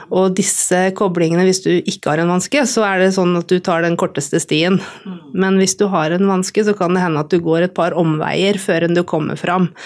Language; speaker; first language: Norwegian; native; Norwegian